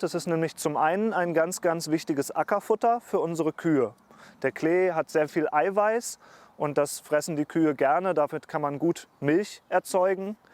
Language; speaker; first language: German; native; German